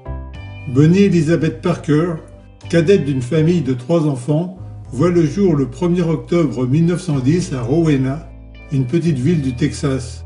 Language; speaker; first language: French; native; French